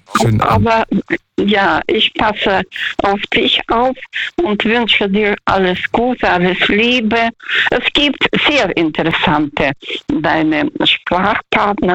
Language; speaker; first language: German; non-native, fluent; Russian